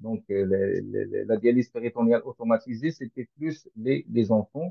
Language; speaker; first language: French; non-native, local second language; Arabic